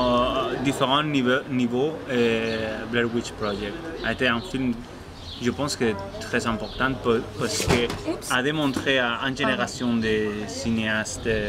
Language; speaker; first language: French; non-native, fluent; Spanish